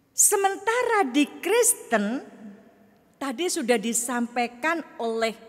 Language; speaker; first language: Indonesian; native; Indonesian